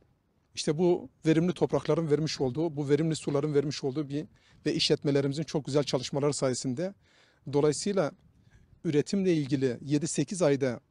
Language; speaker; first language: Turkish; native; Turkish